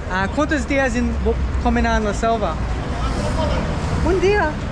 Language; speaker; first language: Spanish; non-native, learner; English